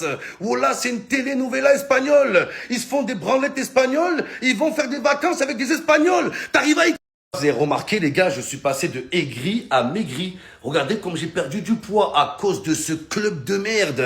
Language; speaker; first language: French; native; French